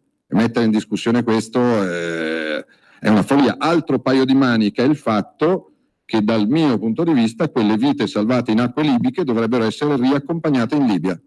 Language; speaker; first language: Italian; native; Italian